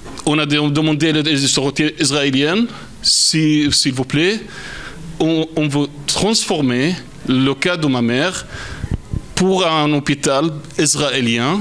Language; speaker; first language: French; non-native, fluent; Arabic